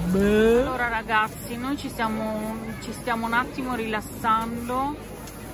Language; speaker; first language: Italian; native; Italian